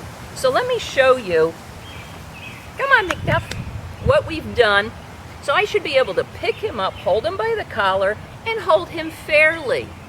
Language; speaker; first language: English; native; English